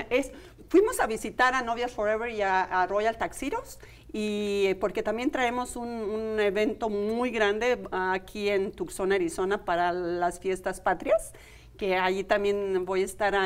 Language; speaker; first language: Spanish; native; Spanish